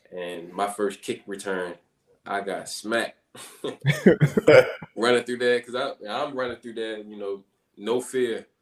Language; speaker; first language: English; native; English